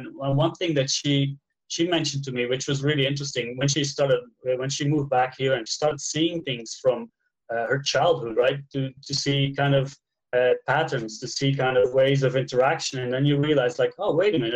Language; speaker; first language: English; non-native, fluent; Dutch